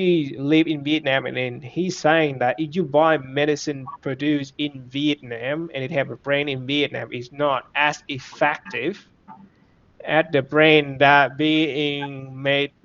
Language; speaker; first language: English; non-native, fluent; Vietnamese